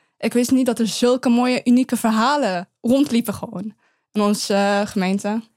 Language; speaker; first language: Dutch; early bilingual, other home language; Persian